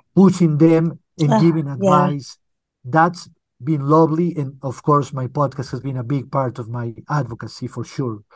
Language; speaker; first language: English; early bilingual, other home language; Spanish